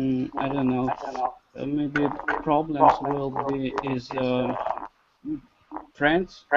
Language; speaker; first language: English; non-native, learner; Russian